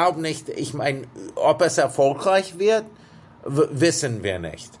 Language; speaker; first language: German; non-native, fluent; English